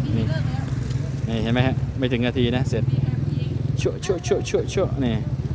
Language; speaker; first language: Thai; native; Thai